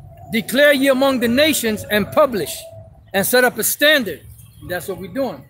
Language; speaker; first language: English; native; English